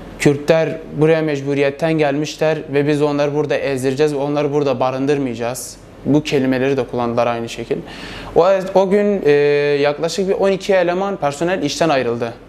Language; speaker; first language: Turkish; non-native, local second language; Kurdish